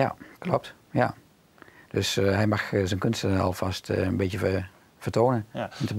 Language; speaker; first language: Dutch; native; Dutch